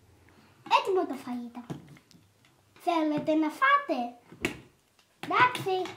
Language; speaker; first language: Greek; early bilingual, heritage; Greek